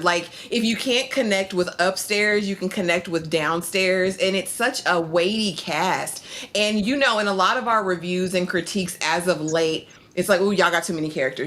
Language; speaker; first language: English; native; English